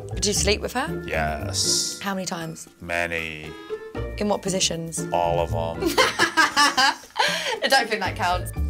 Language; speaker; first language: English; native; English